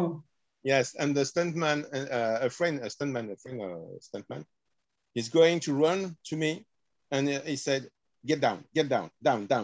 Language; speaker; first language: English; non-native, learner; French